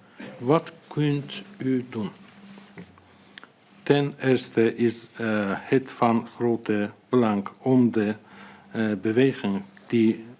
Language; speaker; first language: Dutch; non-native, fluent; Azerbaijani